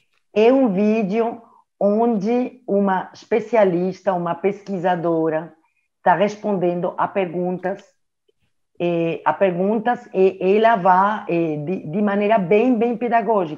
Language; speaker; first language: Portuguese; non-native, learner; French